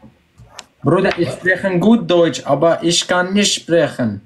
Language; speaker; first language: German; non-native, learner; Arabic